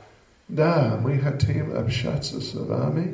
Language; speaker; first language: Russian; non-native, learner; English